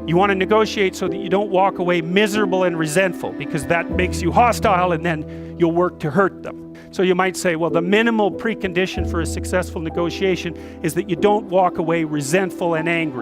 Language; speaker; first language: English; native; English